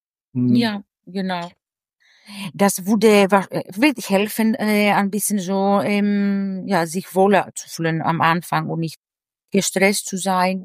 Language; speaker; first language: German; non-native, fluent; Greek